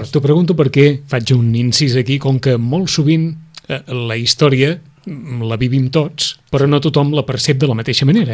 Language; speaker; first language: Catalan; native; Catalan